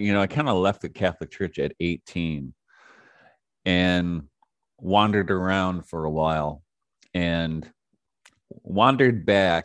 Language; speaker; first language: English; native; English